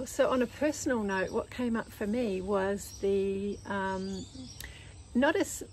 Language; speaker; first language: English; native; English